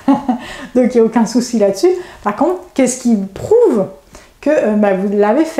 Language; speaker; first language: French; native; French